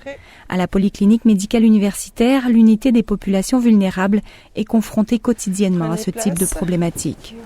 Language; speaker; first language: French; native; French